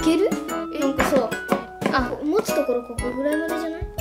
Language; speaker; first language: Japanese; native; Japanese